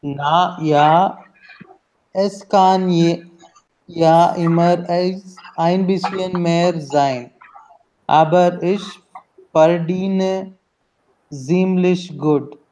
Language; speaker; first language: German; non-native, learner; Hindi